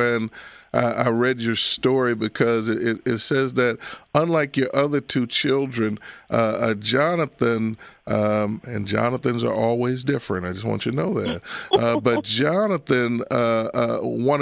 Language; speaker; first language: English; native; English